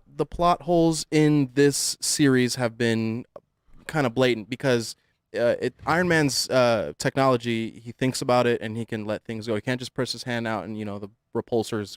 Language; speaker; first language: English; native; English